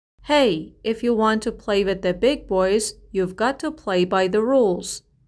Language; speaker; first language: English; non-native, fluent; Persian